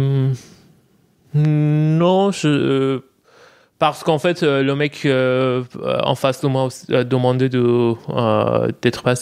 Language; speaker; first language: French; non-native, fluent; Persian